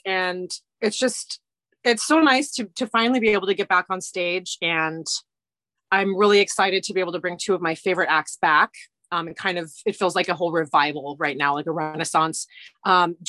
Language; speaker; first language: English; native; English